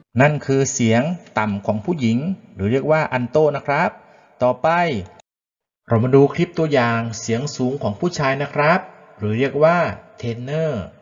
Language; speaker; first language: Thai; native; Thai